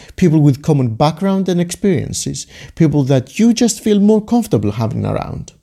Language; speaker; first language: English; non-native, fluent; Greek